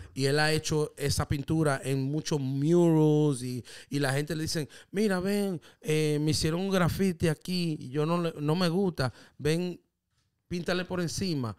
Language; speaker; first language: Spanish; native; Spanish